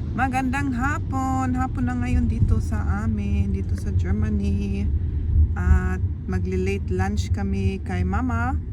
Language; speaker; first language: Filipino; native; Filipino